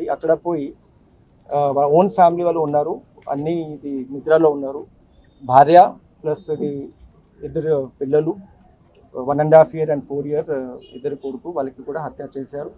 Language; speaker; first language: Telugu; non-native, fluent; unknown